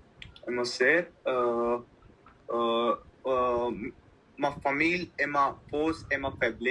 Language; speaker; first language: French; non-native, learner; Telugu